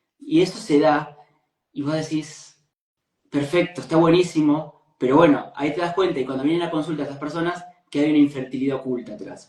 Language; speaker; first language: Spanish; native; Spanish